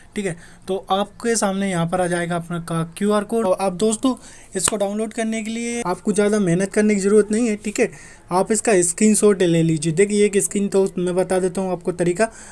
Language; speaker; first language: Hindi; native; Hindi